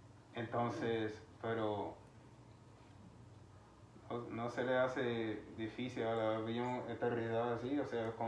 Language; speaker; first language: Spanish; non-native, fluent; English